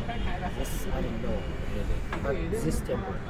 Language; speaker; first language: English; non-native, learner; Arabic